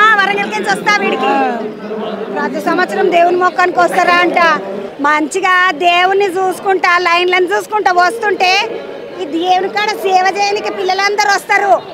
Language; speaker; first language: Telugu; native; Telugu